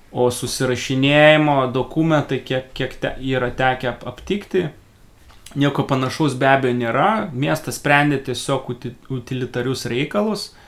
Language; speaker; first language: Lithuanian; native; Lithuanian